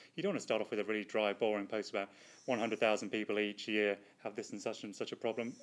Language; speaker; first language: English; native; English